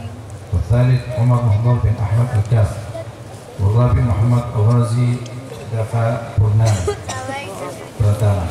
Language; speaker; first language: Arabic; non-native, fluent; Indonesian